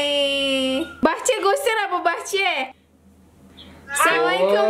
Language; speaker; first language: Turkish; non-native, learner; Indonesian